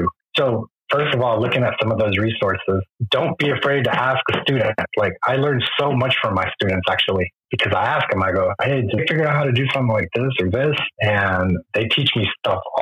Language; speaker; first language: English; non-native, fluent; Spanish